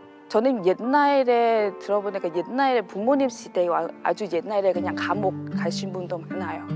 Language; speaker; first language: Korean; non-native, fluent; Vietnamese